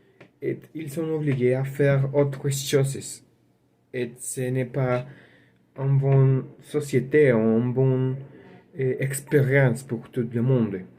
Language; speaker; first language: French; non-native, learner; Spanish